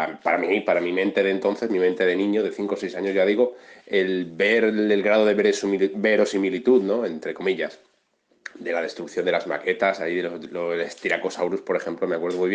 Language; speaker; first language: Spanish; native; Spanish